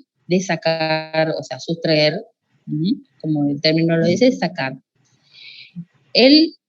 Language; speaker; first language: Spanish; native; Spanish